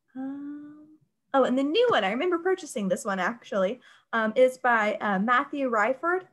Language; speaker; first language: English; native; English